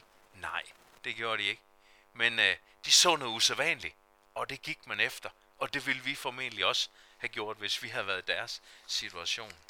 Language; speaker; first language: Danish; native; Danish